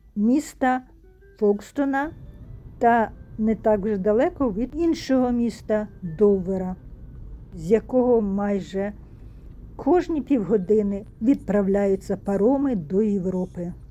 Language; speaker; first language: Ukrainian; native; Ukrainian